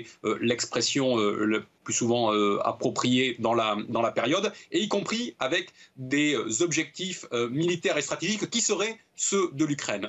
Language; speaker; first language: French; native; French